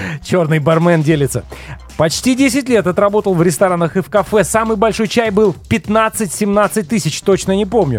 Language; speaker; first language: Russian; native; Russian